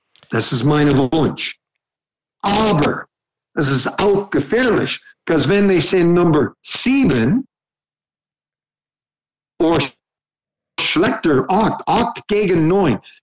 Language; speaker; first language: German; non-native, learner; English